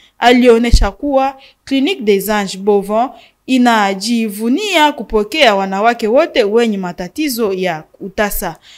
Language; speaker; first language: Swahili; non-native, local second language; Nande